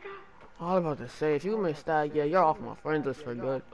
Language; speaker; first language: English; native; English